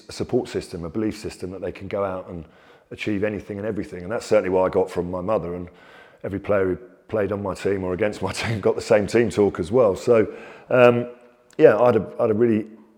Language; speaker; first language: English; native; English